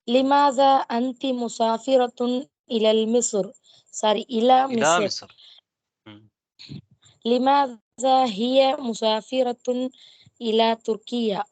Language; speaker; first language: Arabic; non-native, learner; Tamil